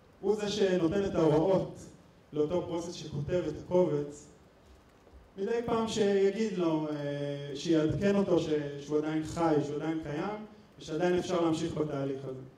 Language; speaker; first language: Hebrew; native; Hebrew